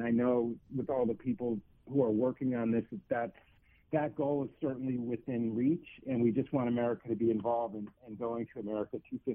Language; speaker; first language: English; native; English